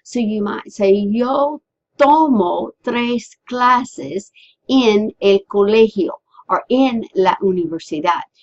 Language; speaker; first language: Spanish; non-native, fluent; English